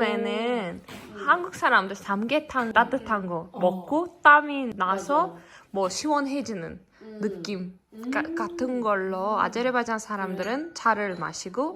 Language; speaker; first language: Korean; non-native, fluent; Azerbaijani